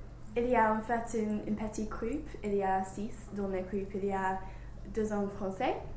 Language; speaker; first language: French; non-native, learner; English